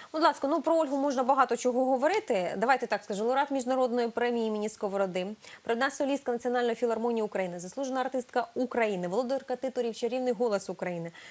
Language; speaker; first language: Ukrainian; native; Ukrainian